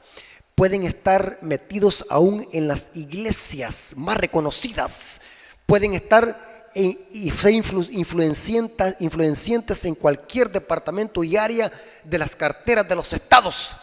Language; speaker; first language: Spanish; native; Spanish